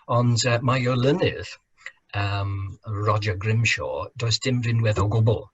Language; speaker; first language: Welsh; non-native, fluent; English